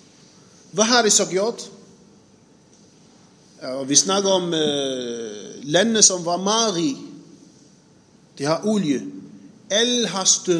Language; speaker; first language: Danish; non-native, fluent; Arabic